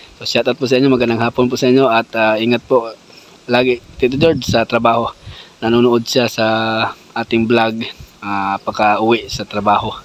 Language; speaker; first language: Filipino; non-native, local second language; Cebuano